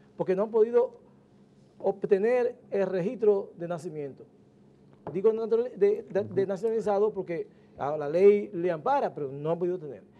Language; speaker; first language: Spanish; native; Spanish